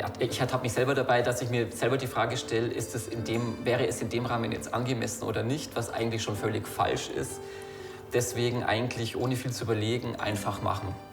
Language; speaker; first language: German; native; German